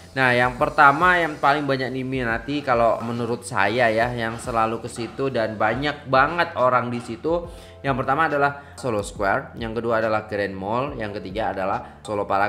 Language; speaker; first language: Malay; non-native, local second language; Javanese